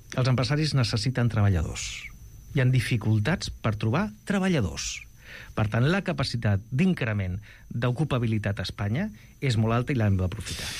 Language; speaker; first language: Catalan; non-native, local second language; Spanish